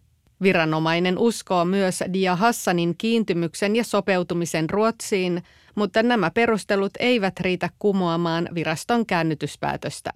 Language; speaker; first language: Finnish; native; Finnish